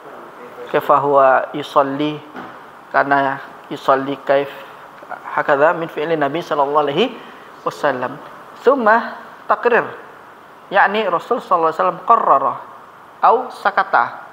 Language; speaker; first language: Arabic; non-native, fluent; Indonesian